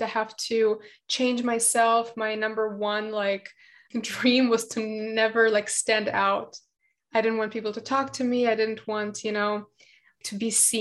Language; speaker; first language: English; non-native, fluent; German